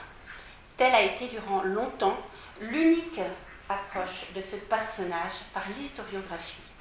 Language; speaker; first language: French; native; French